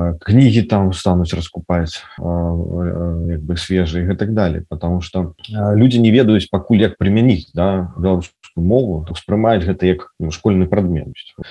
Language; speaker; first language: Belarusian; non-native, local second language; Russian